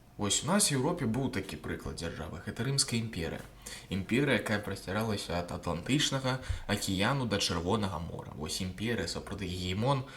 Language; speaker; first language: Belarusian; non-native, local second language; Russian